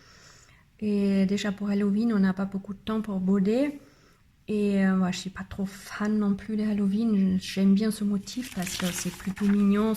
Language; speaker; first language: French; non-native, learner; German